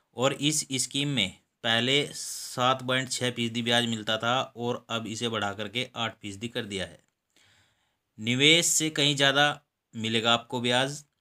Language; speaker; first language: Hindi; native; Hindi